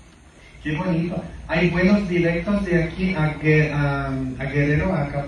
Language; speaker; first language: Spanish; non-native, fluent; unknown